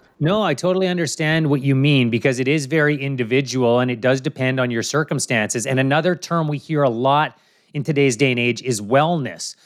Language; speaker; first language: English; native; English